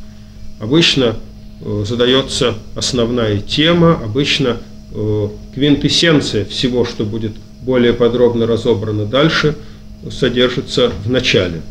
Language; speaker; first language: Russian; native; Russian